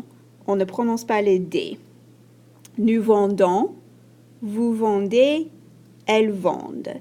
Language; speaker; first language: French; non-native, fluent; English